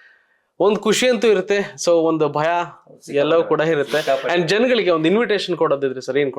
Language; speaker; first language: Kannada; native; Kannada